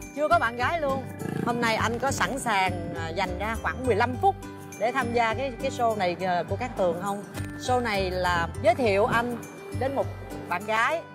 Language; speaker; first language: Vietnamese; native; Vietnamese